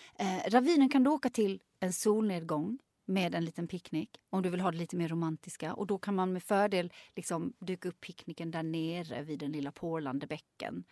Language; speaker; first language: Swedish; native; Swedish